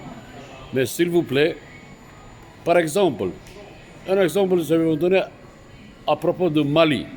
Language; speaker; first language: French; non-native, fluent; Turkish